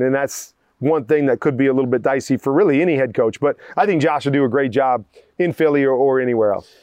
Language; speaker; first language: English; native; English